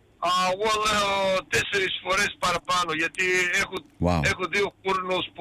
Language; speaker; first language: Greek; early bilingual, heritage; Greek